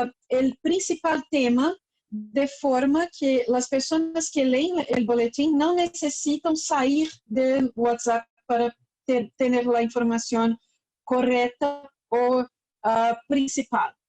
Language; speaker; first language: Spanish; non-native, fluent; Portuguese